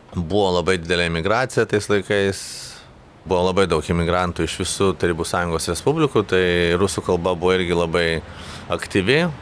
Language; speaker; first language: Lithuanian; native; Lithuanian